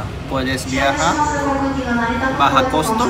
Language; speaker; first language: Spanish; non-native, learner; Japanese